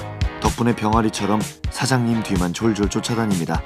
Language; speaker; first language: Korean; native; Korean